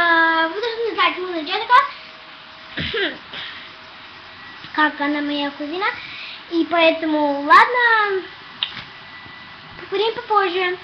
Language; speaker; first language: Russian; early bilingual, heritage; Russian